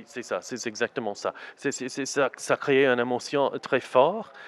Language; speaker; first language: French; non-native, learner; English